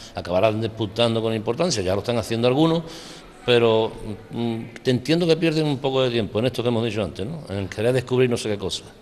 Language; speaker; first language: Spanish; native; Spanish